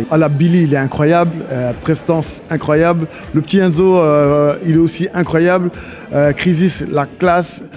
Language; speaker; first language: French; native; French